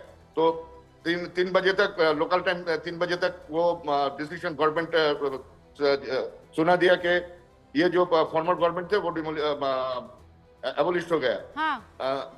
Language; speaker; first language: Hindi; non-native, learner; Bangla